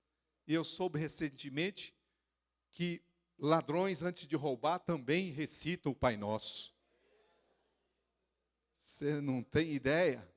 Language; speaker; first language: Portuguese; native; Portuguese